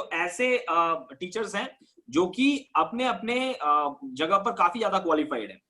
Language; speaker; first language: Hindi; native; Hindi